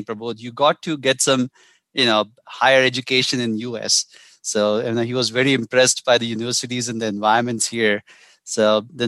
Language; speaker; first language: English; non-native, local second language; Hindi